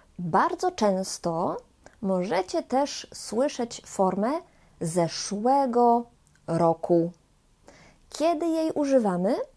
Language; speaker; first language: Polish; native; Polish